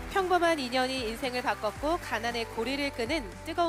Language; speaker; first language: Korean; native; Korean